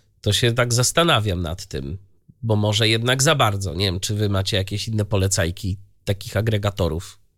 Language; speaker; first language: Polish; native; Polish